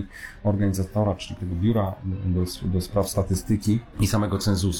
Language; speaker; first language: Polish; native; Polish